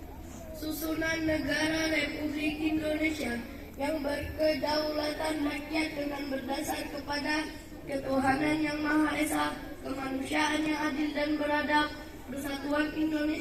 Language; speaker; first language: Indonesian; native; Indonesian